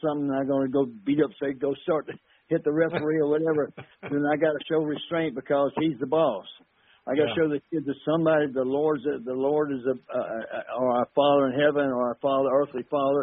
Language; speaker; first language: English; native; English